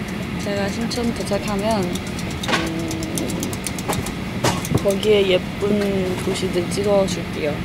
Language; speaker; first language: Korean; non-native, fluent; Chinese